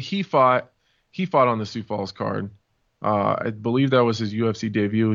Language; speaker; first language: English; native; English